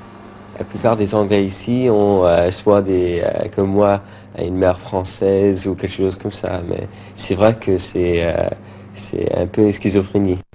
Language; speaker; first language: French; early bilingual, heritage; French